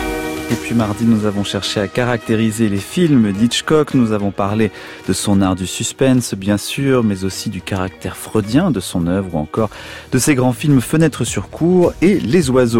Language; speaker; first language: French; native; French